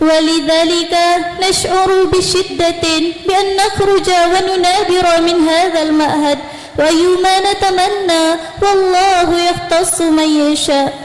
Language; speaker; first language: Arabic; non-native, learner; Indonesian